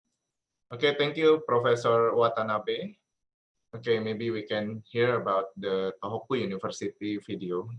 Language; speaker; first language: English; non-native, learner; Indonesian